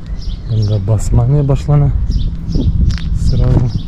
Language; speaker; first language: Turkish; non-native, learner; Bashkir